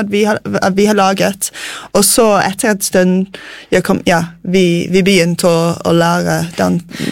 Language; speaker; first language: Norwegian; non-native, fluent; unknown